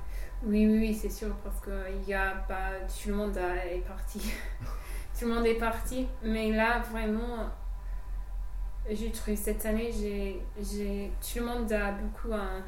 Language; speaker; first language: French; non-native, fluent; English